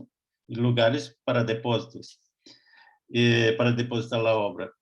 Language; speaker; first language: Spanish; non-native, fluent; Portuguese